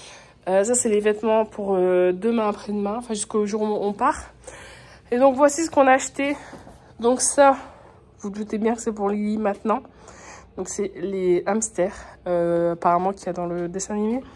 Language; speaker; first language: French; native; French